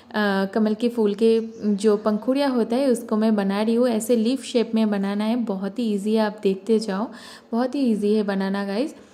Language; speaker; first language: Hindi; non-native, local second language; Bangla